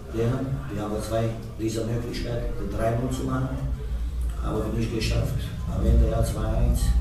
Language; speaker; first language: German; non-native, learner; Romanian